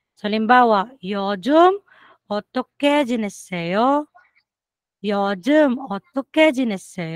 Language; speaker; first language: Korean; non-native, fluent; Filipino